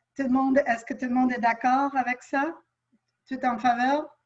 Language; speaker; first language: French; non-native, local second language; English